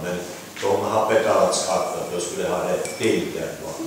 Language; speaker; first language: Swedish; non-native, learner; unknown